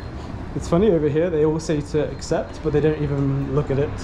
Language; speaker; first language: English; native; English